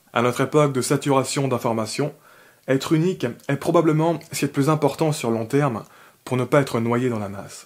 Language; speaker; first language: French; native; French